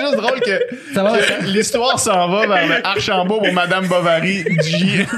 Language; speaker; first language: French; native; French